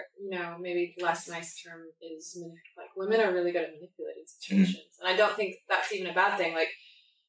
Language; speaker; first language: English; native; English